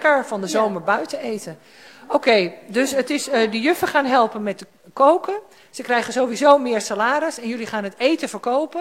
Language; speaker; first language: Dutch; native; Dutch